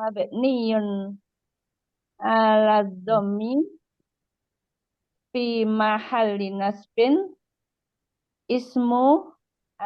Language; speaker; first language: Arabic; non-native, learner; Indonesian